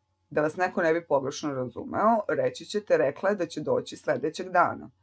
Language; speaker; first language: Serbian; native; Serbian